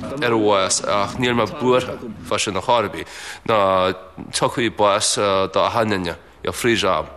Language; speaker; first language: Irish; non-native, fluent; English